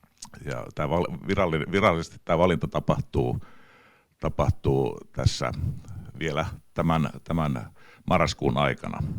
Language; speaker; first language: Finnish; native; Finnish